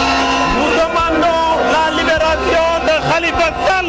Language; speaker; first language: French; non-native, local second language; Wolof